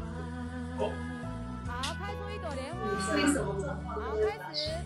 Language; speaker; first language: Chinese; native; Chinese